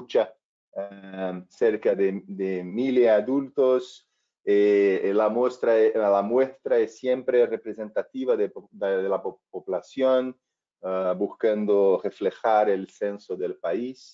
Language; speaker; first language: Spanish; non-native, fluent; Portuguese